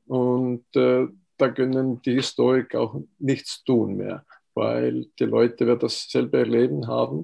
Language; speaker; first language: German; non-native, fluent; Estonian